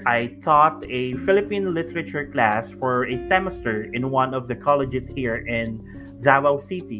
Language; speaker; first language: English; non-native, local second language; Cebuano